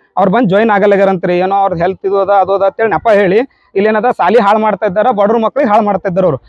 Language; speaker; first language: Kannada; native; Kannada